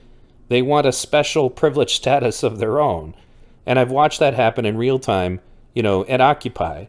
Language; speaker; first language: English; native; English